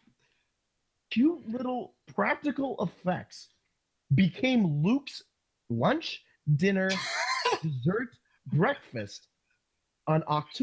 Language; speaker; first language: English; native; English